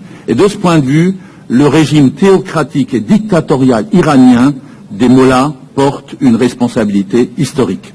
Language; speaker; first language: French; native; French